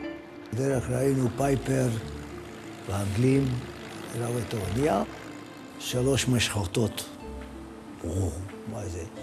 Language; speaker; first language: Hebrew; non-native, fluent; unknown